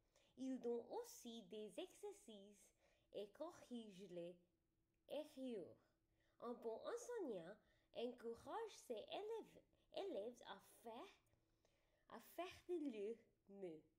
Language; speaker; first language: French; non-native, learner; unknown